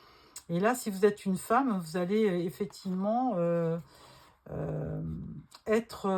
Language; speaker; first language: French; native; French